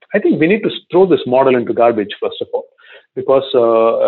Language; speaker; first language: English; non-native, local second language; Tamil